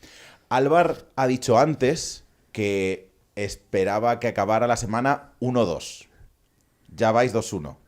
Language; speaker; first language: Spanish; native; Spanish